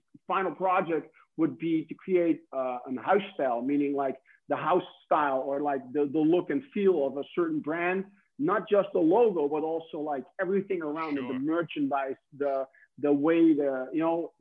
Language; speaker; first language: English; non-native, fluent; Dutch